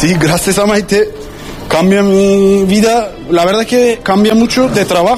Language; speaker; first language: Spanish; non-native, learner; Turkish